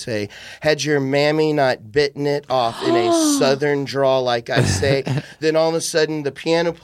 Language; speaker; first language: English; native; English